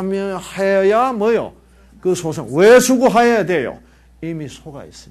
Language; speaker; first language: Korean; native; Korean